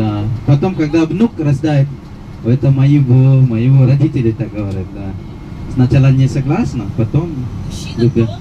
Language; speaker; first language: Russian; non-native, fluent; Balinese